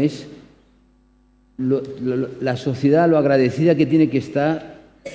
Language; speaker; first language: Spanish; native; Spanish